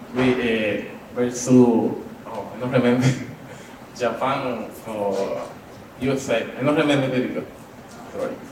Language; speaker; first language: English; non-native, learner; Spanish